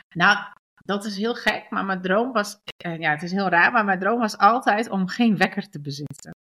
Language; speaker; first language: Dutch; early bilingual, other home language; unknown